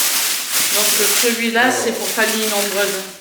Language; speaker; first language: French; native; French